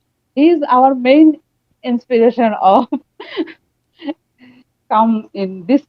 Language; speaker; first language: English; non-native, learner; Bangla